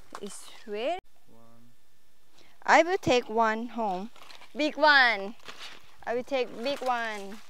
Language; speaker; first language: English; non-native, learner; Thai